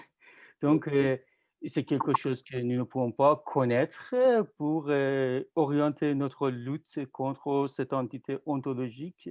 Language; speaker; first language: French; non-native, fluent; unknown